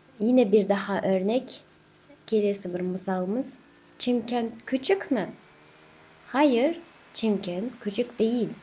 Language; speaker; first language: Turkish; non-native, fluent; Kazakh